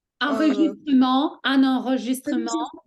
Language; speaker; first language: French; non-native, fluent; Ukrainian